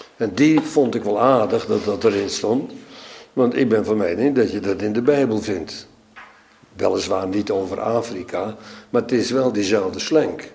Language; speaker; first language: Dutch; native; Dutch